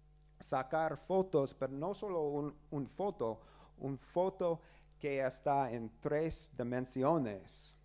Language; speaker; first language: Spanish; non-native, learner; English